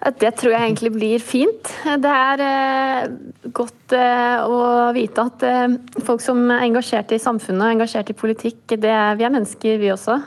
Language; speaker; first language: Norwegian; native; Norwegian